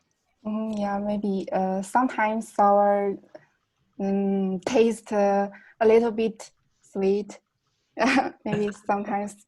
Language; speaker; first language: English; non-native, learner; Chinese